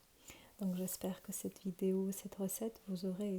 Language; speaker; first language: French; non-native, fluent; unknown